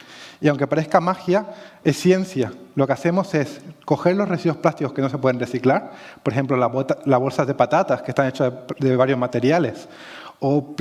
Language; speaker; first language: Spanish; native; Spanish